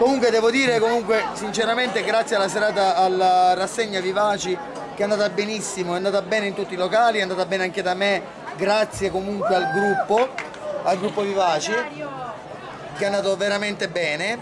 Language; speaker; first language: Italian; native; Italian